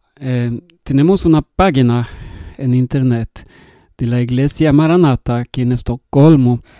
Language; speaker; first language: Spanish; non-native, fluent; Swedish